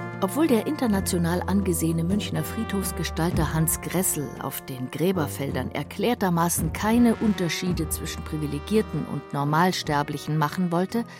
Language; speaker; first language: German; native; German